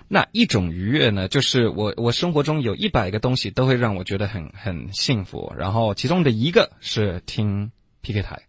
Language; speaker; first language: Chinese; non-native, fluent; English